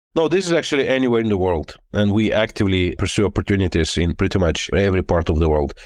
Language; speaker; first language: English; non-native, fluent; Lithuanian